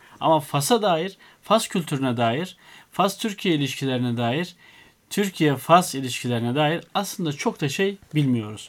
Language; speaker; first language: Turkish; native; Turkish